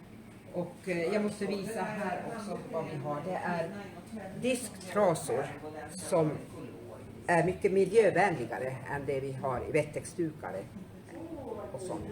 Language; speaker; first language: Swedish; native; Swedish